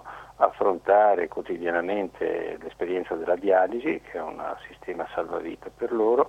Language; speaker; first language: Italian; native; Italian